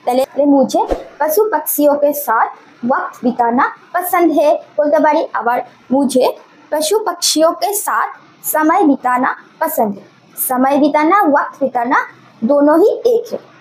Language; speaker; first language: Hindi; non-native, local second language; Bangla